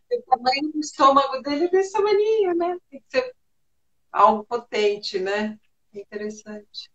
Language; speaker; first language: Portuguese; native; Portuguese